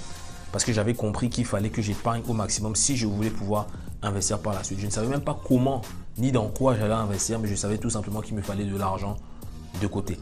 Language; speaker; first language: French; native; French